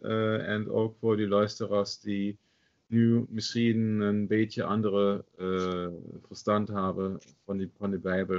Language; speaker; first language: Dutch; non-native, learner; German